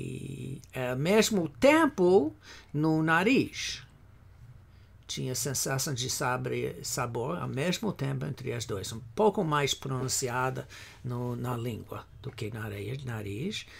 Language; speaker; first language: Portuguese; non-native, fluent; English